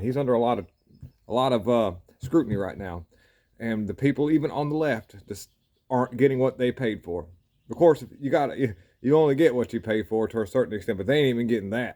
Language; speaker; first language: English; native; English